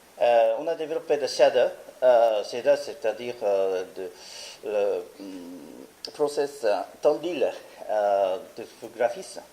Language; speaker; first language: French; non-native, learner; Japanese